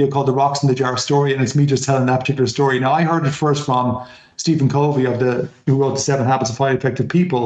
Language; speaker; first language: English; native; English